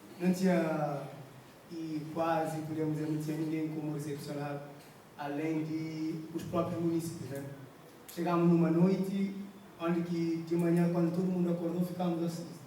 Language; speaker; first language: Portuguese; non-native, local second language; Kabuverdianu